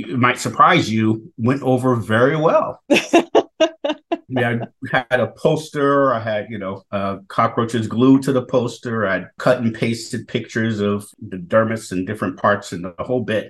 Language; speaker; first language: English; native; English